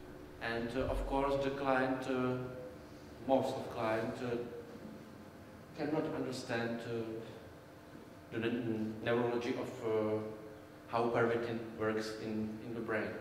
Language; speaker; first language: English; non-native, learner; Czech